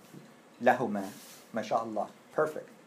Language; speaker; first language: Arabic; non-native, fluent; English